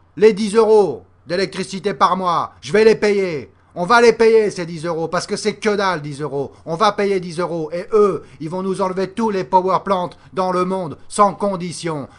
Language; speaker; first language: French; native; French